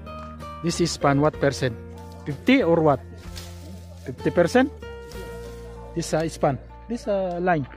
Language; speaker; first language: English; non-native, learner; Filipino